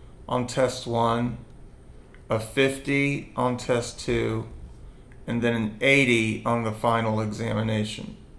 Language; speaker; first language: English; native; English